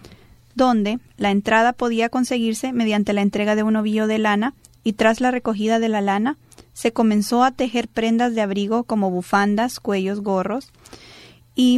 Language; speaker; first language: Spanish; native; Spanish